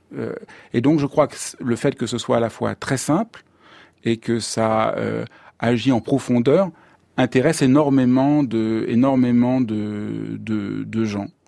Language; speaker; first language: French; native; French